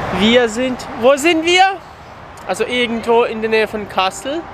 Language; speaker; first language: German; non-native, fluent; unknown